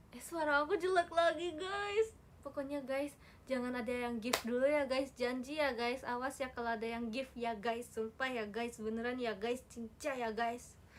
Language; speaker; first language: Indonesian; non-native, fluent; Japanese